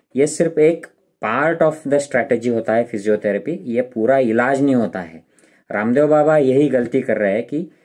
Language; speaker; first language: Hindi; non-native, local second language; Marathi